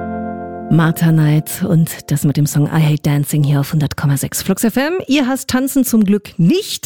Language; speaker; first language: German; native; German